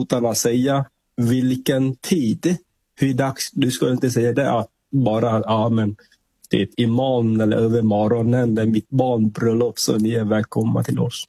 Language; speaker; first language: Swedish; non-native, fluent; Vietnamese